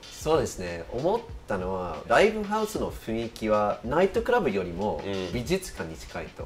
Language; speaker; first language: Japanese; non-native, fluent; English